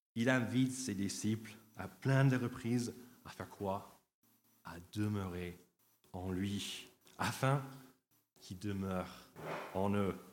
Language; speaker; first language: French; non-native, fluent; English